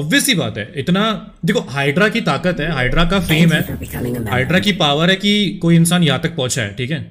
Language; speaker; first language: Hindi; native; Hindi